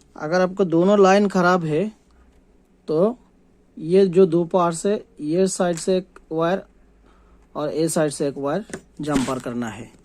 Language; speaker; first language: Hindi; non-native, local second language; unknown